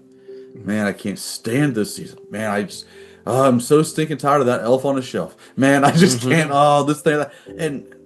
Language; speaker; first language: English; native; English